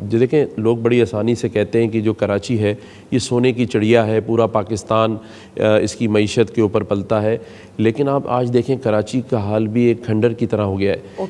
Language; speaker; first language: Urdu; native; Urdu